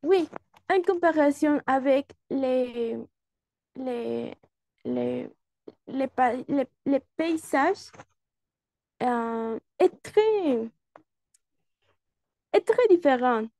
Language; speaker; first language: French; non-native, learner; Spanish